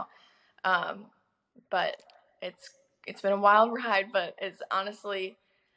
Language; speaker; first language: English; native; English